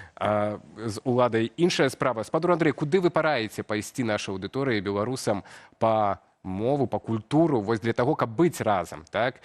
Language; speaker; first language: Belarusian; native; Belarusian